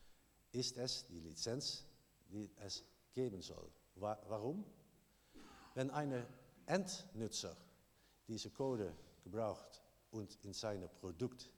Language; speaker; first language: German; non-native, learner; Dutch